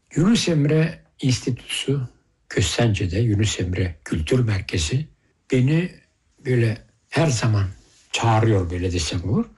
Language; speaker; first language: Turkish; early bilingual, heritage; Turkish